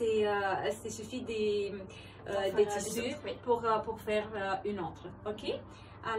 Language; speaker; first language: French; non-native, fluent; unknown